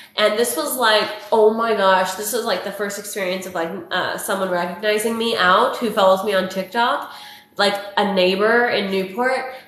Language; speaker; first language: English; native; English